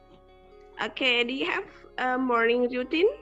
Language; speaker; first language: English; non-native, learner; Indonesian